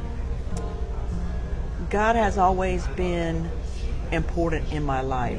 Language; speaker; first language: English; native; English